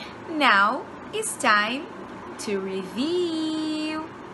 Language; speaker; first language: English; non-native, fluent; Portuguese